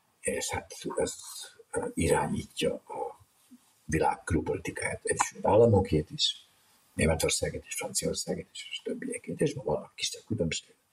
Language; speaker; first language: Hungarian; native; Hungarian